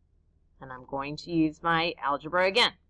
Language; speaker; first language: English; native; English